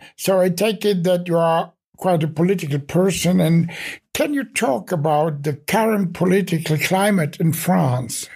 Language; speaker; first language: English; non-native, fluent; German